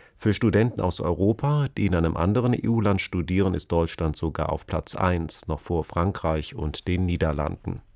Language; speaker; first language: German; native; German